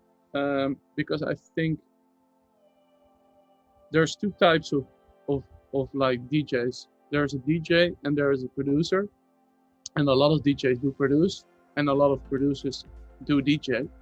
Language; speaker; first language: English; non-native, fluent; Dutch